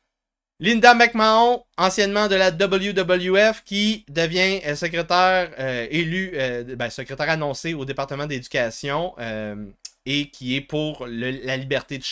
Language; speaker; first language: French; native; French